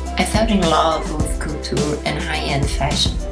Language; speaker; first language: English; non-native, fluent; Portuguese